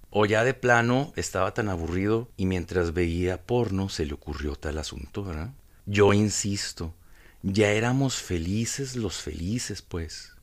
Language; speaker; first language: Spanish; native; Spanish